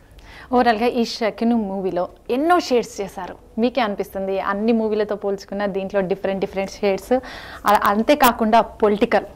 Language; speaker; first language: Telugu; native; Telugu